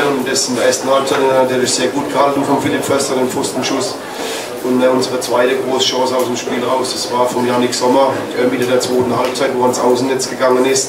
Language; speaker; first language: German; native; German